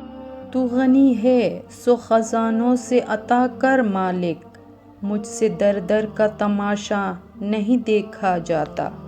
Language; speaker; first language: Urdu; native; Urdu